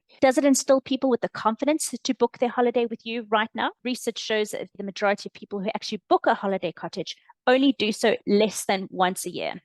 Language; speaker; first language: English; native; English